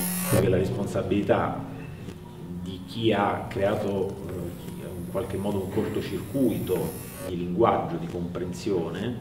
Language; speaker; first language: Italian; native; Italian